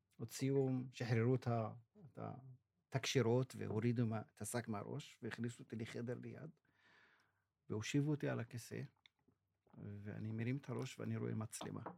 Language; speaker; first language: Hebrew; non-native, local second language; Arabic